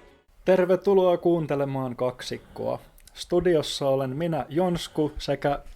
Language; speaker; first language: Finnish; native; Finnish